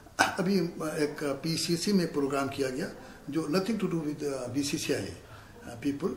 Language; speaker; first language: Urdu; native; Urdu